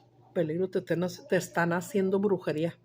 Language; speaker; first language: Spanish; early bilingual, heritage; Spanish